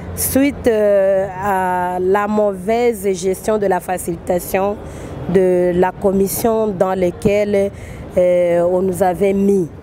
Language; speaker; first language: French; non-native, local second language; Swahili